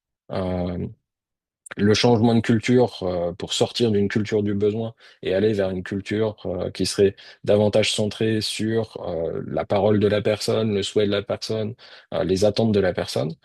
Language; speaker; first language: French; native; French